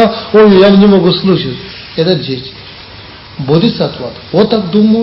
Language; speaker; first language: Russian; non-native, learner; Tibetan